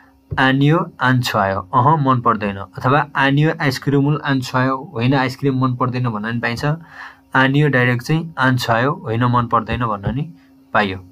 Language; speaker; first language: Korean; non-native, fluent; Nepali